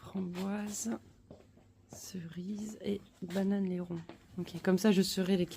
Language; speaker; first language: French; native; French